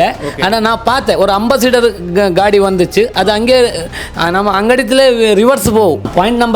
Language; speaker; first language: Tamil; non-native, learner; Kannada